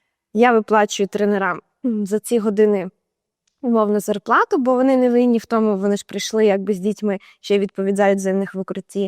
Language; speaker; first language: Ukrainian; native; Ukrainian